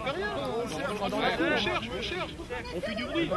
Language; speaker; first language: French; native; French